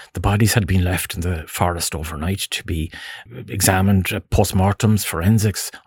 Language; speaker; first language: English; native; English